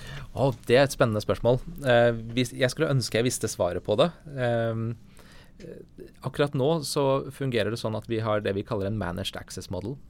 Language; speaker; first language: Norwegian; native; Norwegian